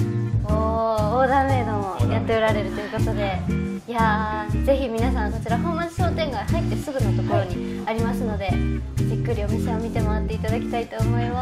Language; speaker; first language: Japanese; native; Japanese